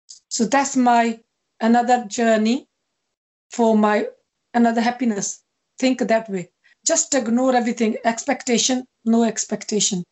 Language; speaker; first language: English; non-native, local second language; Punjabi